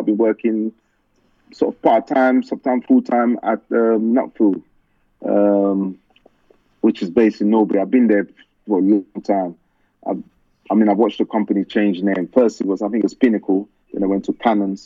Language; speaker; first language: English; early bilingual, other home language; French